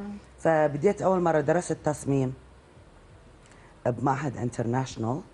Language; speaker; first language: Arabic; native; Arabic